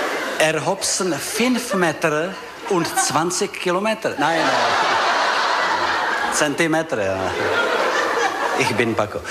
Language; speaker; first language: German; non-native, learner; Czech